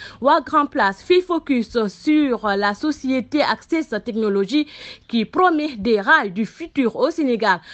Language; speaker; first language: French; non-native, local second language; Wolof